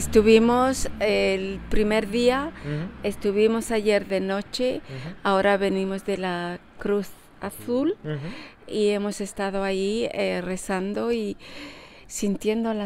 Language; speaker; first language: Spanish; early bilingual, heritage; Spanish